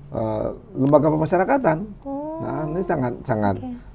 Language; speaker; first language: Indonesian; non-native, local second language; Minangkabau